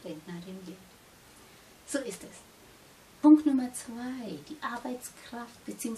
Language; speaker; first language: German; non-native, fluent; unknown